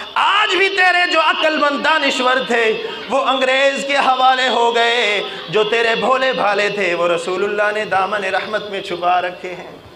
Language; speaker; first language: Urdu; non-native, local second language; Saraiki